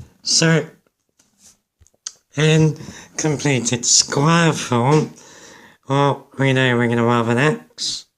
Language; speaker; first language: English; native; English